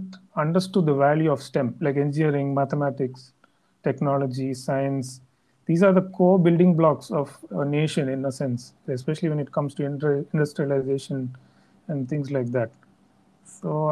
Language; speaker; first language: English; non-native, local second language; Tamil